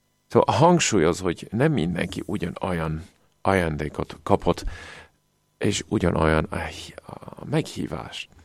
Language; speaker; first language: Hungarian; non-native, fluent; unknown